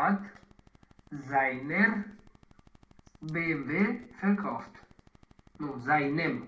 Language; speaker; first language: German; non-native, learner; Romanian